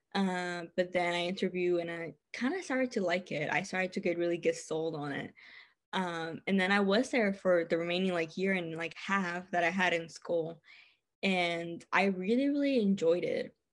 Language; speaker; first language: English; non-native, fluent; Spanish